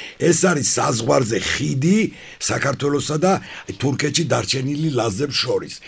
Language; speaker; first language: Georgian; non-native, local second language; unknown